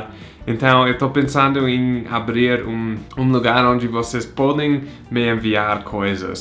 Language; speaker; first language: Portuguese; non-native, fluent; English